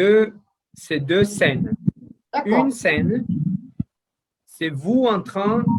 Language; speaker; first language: French; non-native, learner; Portuguese